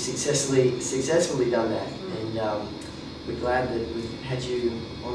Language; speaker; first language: English; native; English